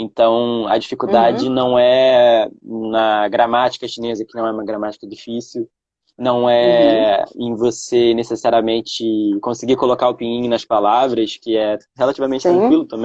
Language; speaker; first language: Portuguese; native; Portuguese